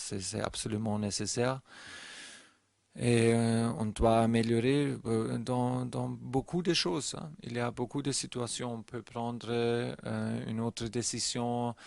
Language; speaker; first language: French; non-native, learner; German